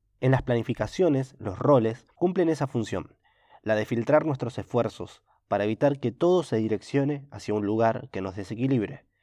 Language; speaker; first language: Spanish; native; Spanish